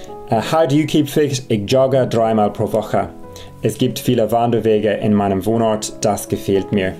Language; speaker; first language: German; non-native, fluent; English